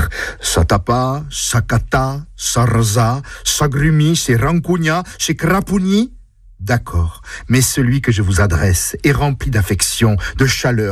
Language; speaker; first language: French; native; French